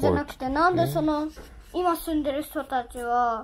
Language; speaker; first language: Japanese; native; Japanese